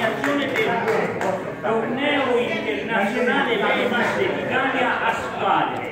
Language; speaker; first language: Italian; native; Italian